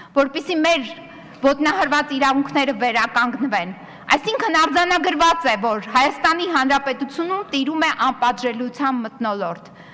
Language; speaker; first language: Armenian; native; Armenian